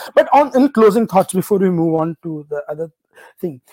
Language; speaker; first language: English; non-native, local second language; Gujarati